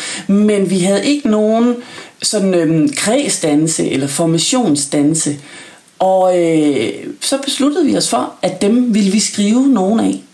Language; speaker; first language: Danish; native; Danish